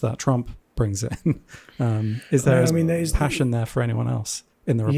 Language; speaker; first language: English; native; English